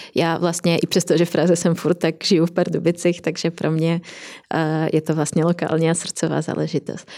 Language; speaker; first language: Czech; non-native, fluent; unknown